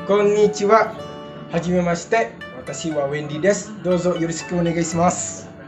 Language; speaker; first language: Japanese; non-native, fluent; Indonesian